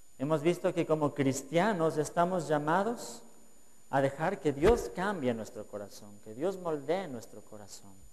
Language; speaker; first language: Spanish; native; Spanish